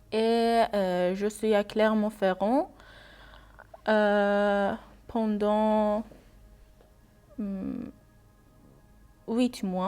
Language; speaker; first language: French; non-native, learner; Persian